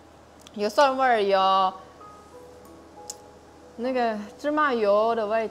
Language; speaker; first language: Chinese; non-native, fluent; Indonesian